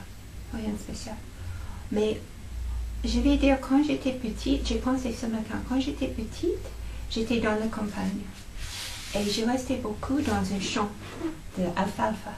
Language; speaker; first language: French; non-native, fluent; English